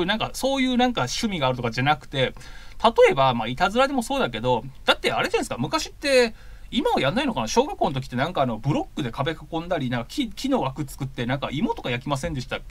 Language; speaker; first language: Japanese; native; Japanese